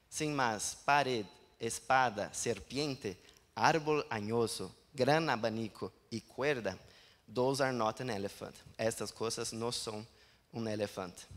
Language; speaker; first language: Spanish; non-native, learner; Portuguese